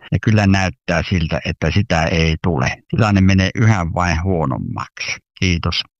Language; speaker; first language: Finnish; native; Finnish